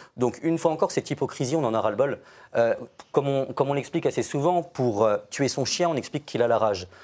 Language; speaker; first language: French; native; French